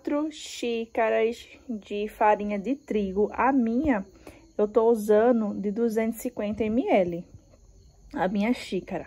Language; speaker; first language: Portuguese; native; Portuguese